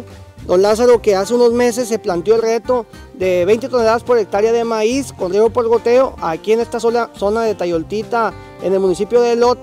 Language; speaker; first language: Spanish; native; Spanish